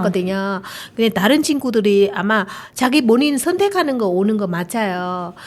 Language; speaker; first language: Korean; non-native, learner; Vietnamese